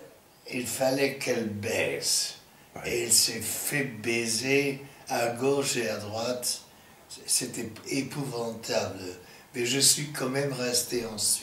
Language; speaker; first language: French; non-native, fluent; English